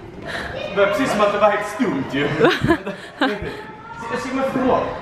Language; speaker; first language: Swedish; native; Swedish